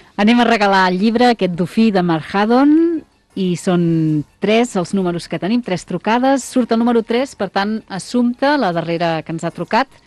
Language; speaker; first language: Catalan; native; Catalan